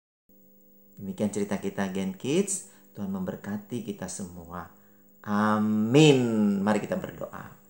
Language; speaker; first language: Malay; native; Malay